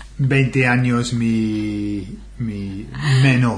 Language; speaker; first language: Spanish; non-native, fluent; English